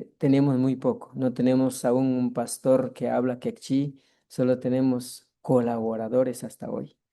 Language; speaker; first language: Spanish; non-native, local second language; Kʼicheʼ